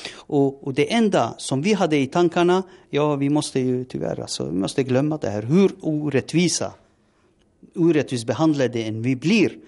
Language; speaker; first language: Swedish; non-native, fluent; Turoyo